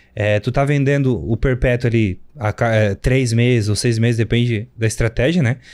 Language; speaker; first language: Portuguese; native; Portuguese